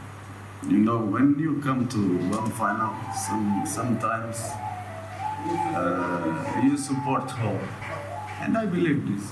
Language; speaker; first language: English; non-native, learner; Portuguese